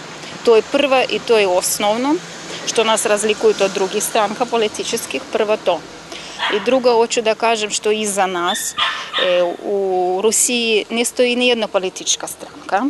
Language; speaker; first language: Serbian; non-native, learner; Russian